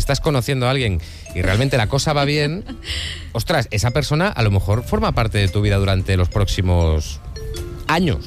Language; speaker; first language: Spanish; native; Spanish